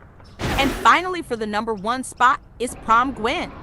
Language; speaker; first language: English; native; English